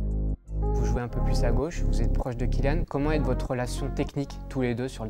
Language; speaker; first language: French; native; French